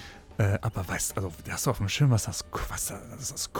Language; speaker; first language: German; native; German